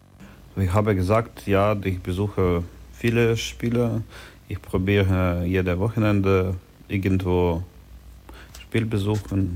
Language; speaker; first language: German; non-native, learner; Ukrainian